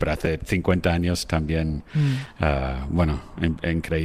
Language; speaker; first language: Spanish; non-native, fluent; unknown